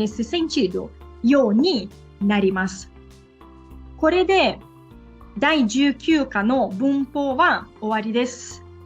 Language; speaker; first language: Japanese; non-native, fluent; Portuguese